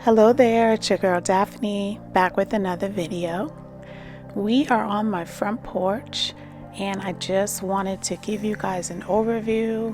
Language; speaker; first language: English; native; English